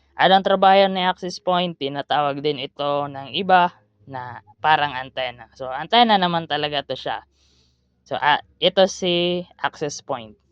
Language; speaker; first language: Filipino; non-native, local second language; Cebuano